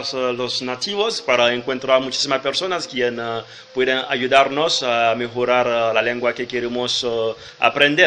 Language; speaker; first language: Spanish; non-native, learner; French